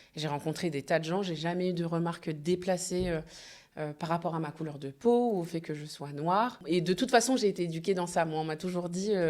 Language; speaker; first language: French; early bilingual, other home language; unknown